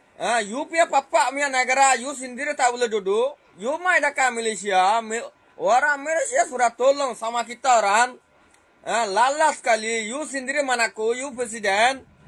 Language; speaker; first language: Malay; non-native, fluent; Rohingya